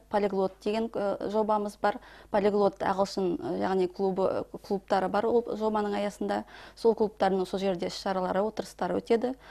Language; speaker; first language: Kazakh; native; Kazakh